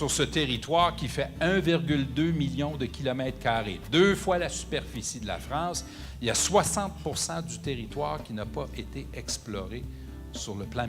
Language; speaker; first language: French; native; French